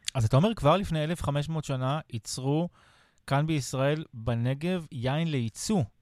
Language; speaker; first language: Hebrew; native; Hebrew